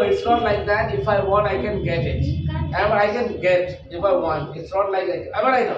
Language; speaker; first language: English; non-native, local second language; Hindi